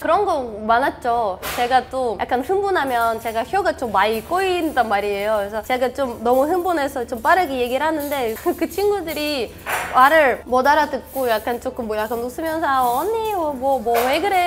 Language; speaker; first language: Korean; non-native, fluent; Russian